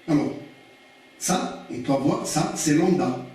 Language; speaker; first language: French; non-native, local second language; Arabic